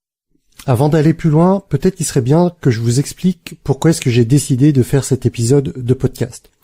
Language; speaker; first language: French; native; French